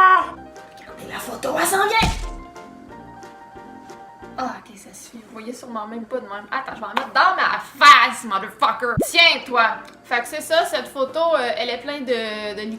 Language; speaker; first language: French; native; French